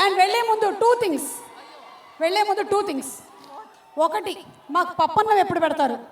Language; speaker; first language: Telugu; native; Telugu